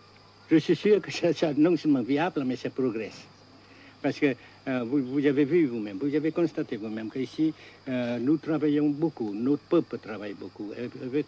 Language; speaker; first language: French; non-native, local second language; Vietnamese